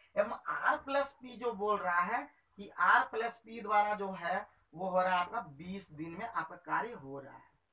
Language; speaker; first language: Hindi; native; Hindi